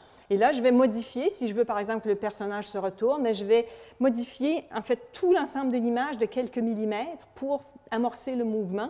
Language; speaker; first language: French; native; French